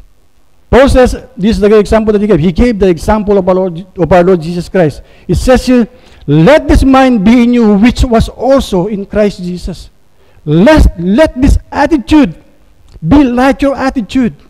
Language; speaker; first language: English; non-native, local second language; Filipino